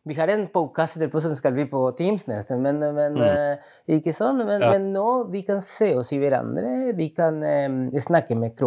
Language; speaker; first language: Norwegian; non-native, fluent; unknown